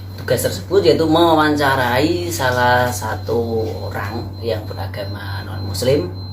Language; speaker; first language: Indonesian; native; Indonesian